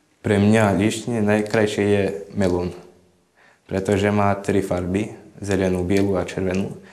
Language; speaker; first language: Slovak; native; Slovak